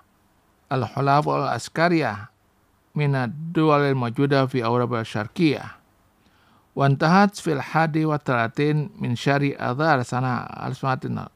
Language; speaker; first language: Arabic; non-native, fluent; Indonesian